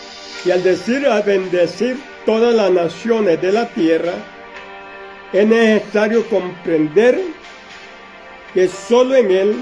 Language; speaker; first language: Spanish; native; Spanish